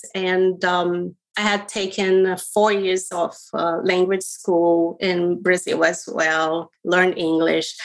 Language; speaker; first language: English; non-native, fluent; Portuguese